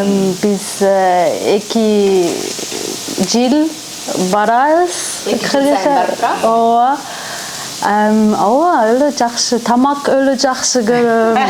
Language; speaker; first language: Kyrgyz; early bilingual, heritage; German